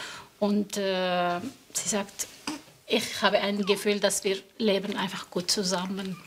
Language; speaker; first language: German; non-native, learner; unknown